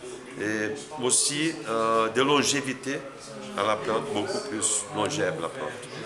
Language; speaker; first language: French; non-native, learner; Portuguese